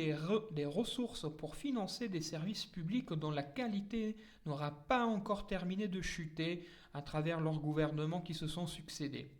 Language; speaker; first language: French; native; French